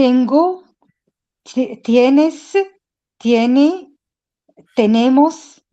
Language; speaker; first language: Spanish; non-native, learner; Arabic